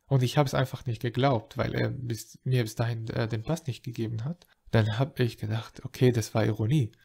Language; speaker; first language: German; non-native, fluent; Arabic